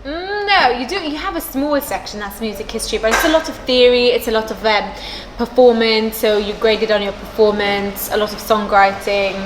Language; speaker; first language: English; non-native, local second language; Maltese